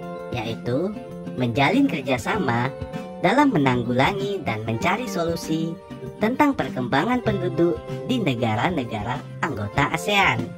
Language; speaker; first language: Indonesian; native; Indonesian